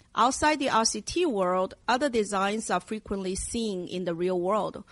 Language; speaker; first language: English; non-native, fluent; Chinese